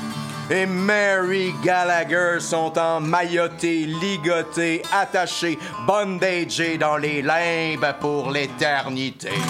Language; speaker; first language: French; native; French